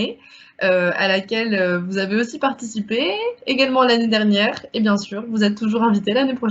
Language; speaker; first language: French; native; French